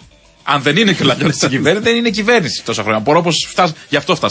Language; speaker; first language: Greek; native; Greek